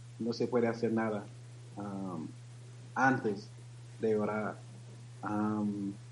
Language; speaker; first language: Spanish; non-native, learner; English